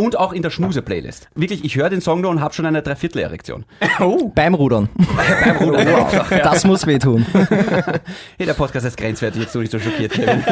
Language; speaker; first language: German; native; German